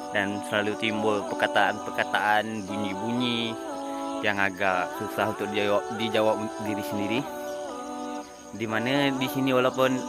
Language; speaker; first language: Malay; non-native, local second language; Iban